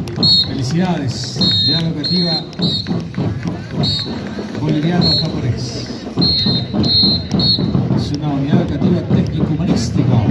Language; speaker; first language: Spanish; native; Spanish